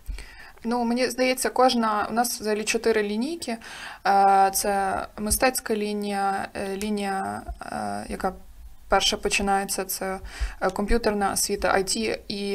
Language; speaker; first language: Ukrainian; native; Ukrainian